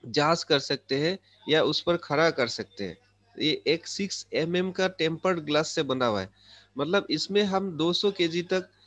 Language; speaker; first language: Hindi; non-native, local second language; Assamese